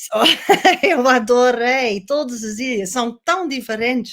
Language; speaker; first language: Portuguese; non-native, learner; Dutch